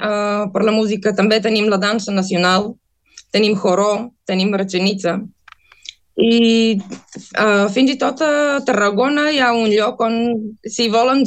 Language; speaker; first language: Catalan; non-native, fluent; Bulgarian